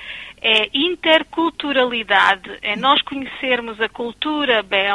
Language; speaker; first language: Portuguese; early bilingual, other home language; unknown